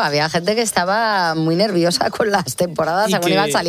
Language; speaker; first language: Spanish; native; Spanish